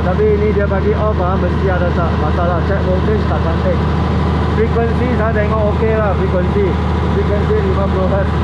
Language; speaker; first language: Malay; non-native, local second language; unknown